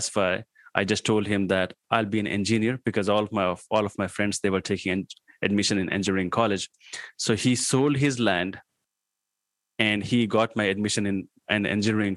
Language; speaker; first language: English; non-native, local second language; Hindi